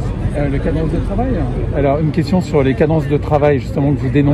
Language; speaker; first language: French; native; French